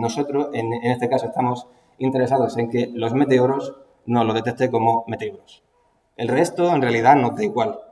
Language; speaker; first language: Spanish; native; Spanish